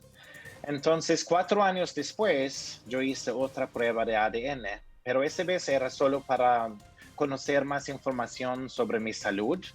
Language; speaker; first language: Spanish; early bilingual, heritage; Norwegian